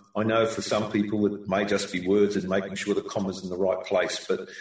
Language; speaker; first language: English; early bilingual, other home language; Ukrainian